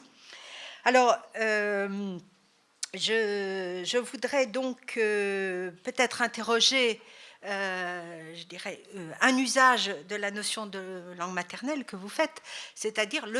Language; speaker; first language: French; native; French